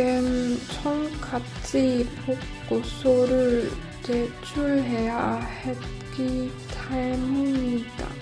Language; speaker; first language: Korean; non-native, learner; German